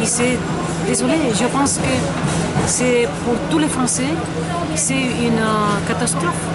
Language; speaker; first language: French; non-native, learner; Catalan